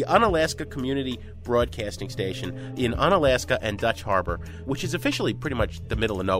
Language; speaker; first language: English; native; English